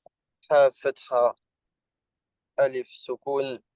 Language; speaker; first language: Arabic; non-native, learner; Estonian